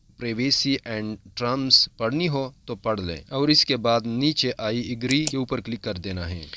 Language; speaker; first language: Urdu; non-native, local second language; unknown